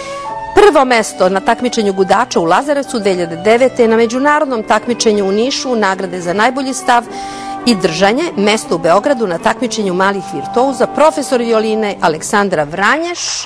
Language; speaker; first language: Serbian; native; Serbian